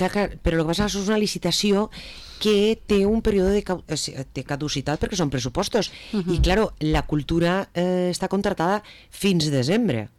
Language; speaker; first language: Catalan; native; Catalan